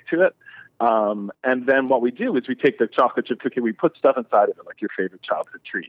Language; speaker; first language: English; native; English